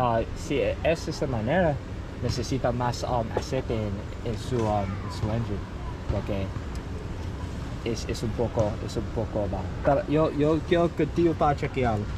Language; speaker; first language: Spanish; non-native, learner; English